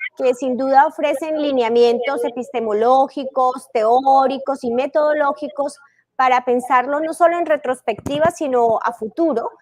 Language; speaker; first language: Spanish; native; Spanish